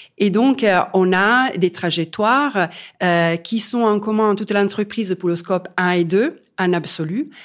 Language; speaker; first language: French; non-native, fluent; Italian